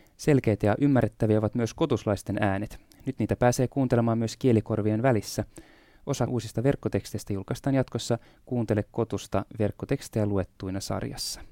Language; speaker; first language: Finnish; native; Finnish